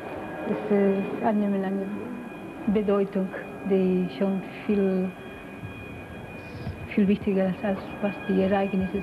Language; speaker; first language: German; non-native, fluent; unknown